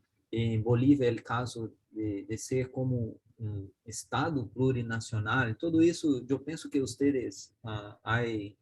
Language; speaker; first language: Spanish; non-native, learner; Portuguese